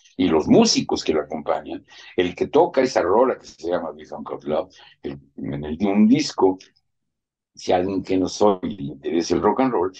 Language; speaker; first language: Spanish; native; Spanish